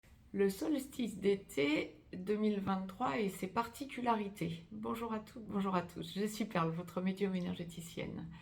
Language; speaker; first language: French; native; French